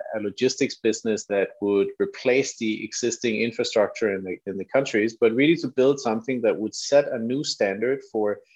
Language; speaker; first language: English; non-native, fluent; Danish